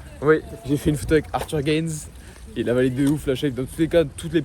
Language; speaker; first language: French; native; French